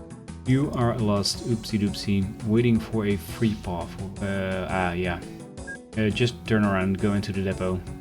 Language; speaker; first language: English; non-native, fluent; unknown